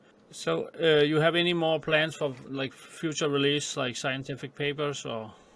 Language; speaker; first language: English; non-native, fluent; Danish